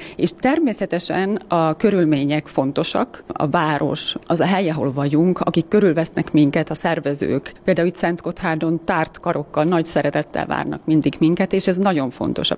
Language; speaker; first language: Hungarian; non-native, fluent; Finnish